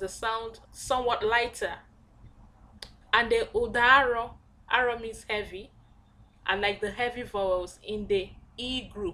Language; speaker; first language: English; non-native, local second language; Igbo